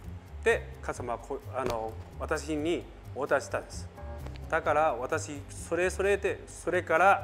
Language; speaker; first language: Japanese; non-native, learner; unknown